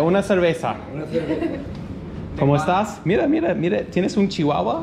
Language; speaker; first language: Spanish; non-native, fluent; English